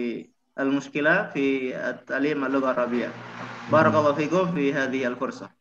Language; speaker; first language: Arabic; non-native, learner; Indonesian